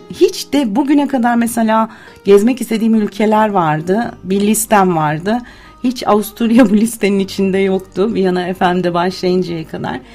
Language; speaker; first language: Turkish; native; Turkish